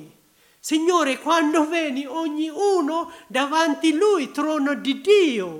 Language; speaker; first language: Italian; non-native, learner; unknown